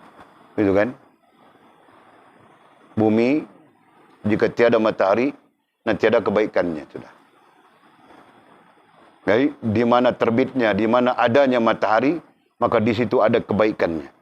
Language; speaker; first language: Malay; native; Malay